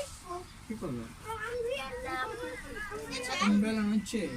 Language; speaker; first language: Italian; non-native, learner; Bangla